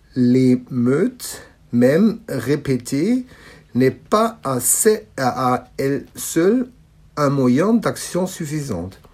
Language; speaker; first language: French; non-native, learner; German